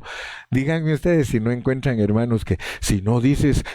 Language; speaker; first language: Spanish; native; Spanish